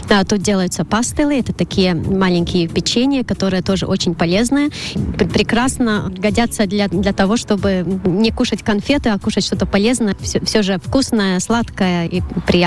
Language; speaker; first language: Russian; non-native, local second language; Latvian